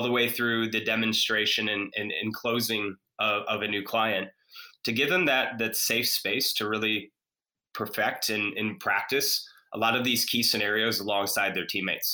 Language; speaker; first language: English; native; English